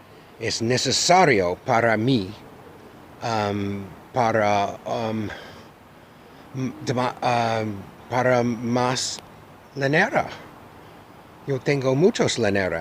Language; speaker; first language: Spanish; non-native, learner; English